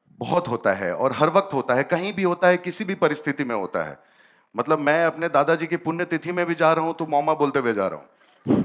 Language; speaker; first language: Hindi; native; Hindi